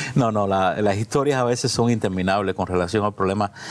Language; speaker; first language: Spanish; native; Spanish